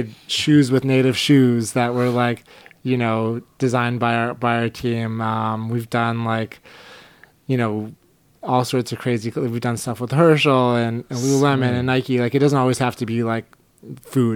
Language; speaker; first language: English; native; English